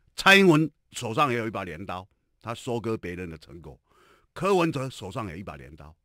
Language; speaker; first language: Chinese; native; Chinese